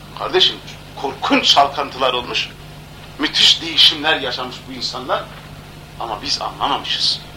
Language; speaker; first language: Turkish; non-native, local second language; Kurdish